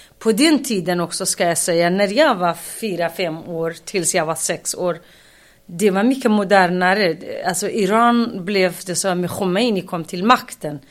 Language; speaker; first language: Swedish; non-native, fluent; Kurdish